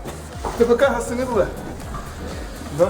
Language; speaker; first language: Russian; non-native, local second language; Yakut